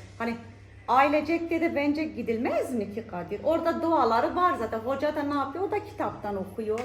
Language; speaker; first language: Turkish; native; Turkish